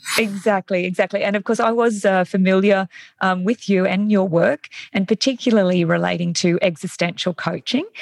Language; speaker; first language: English; native; English